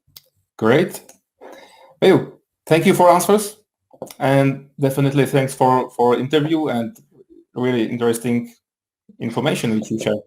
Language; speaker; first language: English; non-native, fluent; Czech